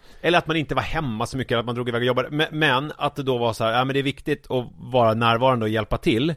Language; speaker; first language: Swedish; native; Swedish